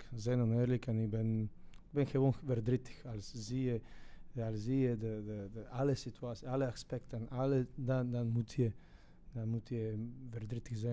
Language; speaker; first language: Dutch; non-native, fluent; Croatian